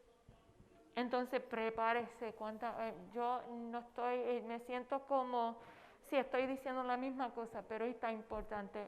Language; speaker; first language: Spanish; non-native, fluent; English